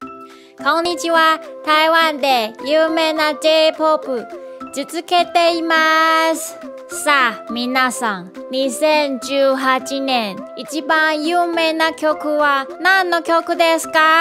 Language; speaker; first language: Japanese; non-native, learner; Chinese